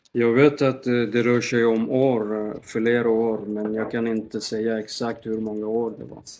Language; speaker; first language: Swedish; non-native, fluent; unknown